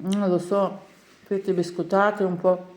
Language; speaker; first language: Italian; non-native, learner; Ukrainian